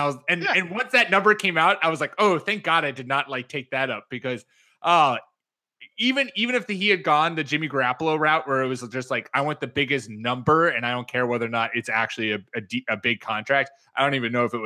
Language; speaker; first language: English; native; English